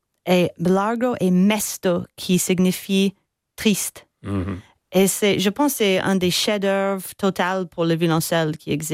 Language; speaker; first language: French; non-native, learner; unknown